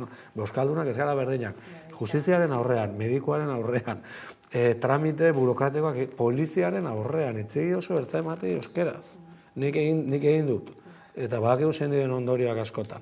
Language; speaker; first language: Basque; native; Basque